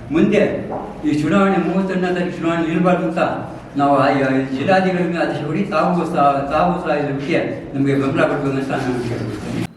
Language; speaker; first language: Kannada; non-native, local second language; Urdu